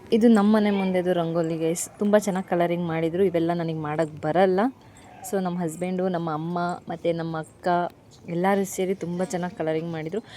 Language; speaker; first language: Kannada; non-native, local second language; Lambadi